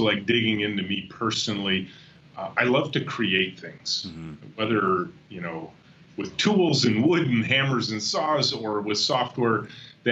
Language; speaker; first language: English; native; English